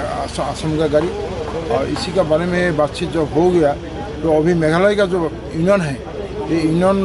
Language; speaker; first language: Hindi; non-native, local second language; Assamese